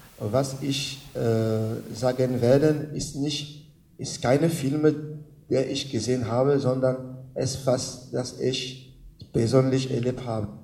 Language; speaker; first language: German; non-native, learner; French